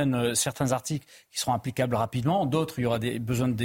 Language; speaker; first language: French; native; French